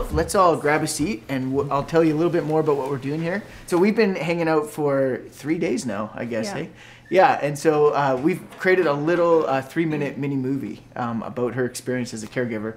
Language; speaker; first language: English; native; English